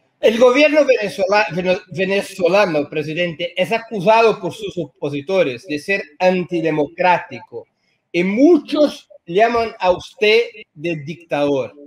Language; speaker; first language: Spanish; non-native, fluent; Portuguese